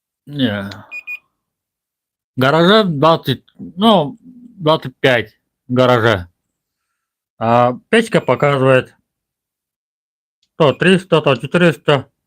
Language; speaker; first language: Russian; non-native, local second language; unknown